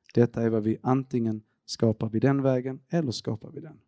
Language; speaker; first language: Swedish; early bilingual, other home language; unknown